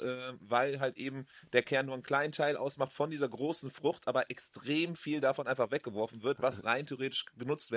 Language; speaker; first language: German; native; German